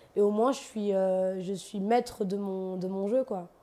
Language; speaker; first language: French; native; French